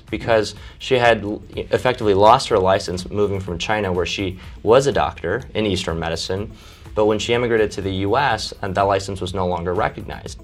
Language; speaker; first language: English; early bilingual, other home language; Chinese